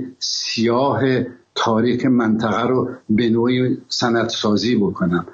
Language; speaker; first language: Persian; non-native, local second language; Azerbaijani